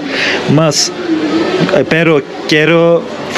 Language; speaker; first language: Spanish; non-native, learner; Turkish